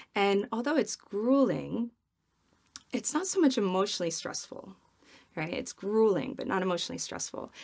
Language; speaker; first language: English; native; English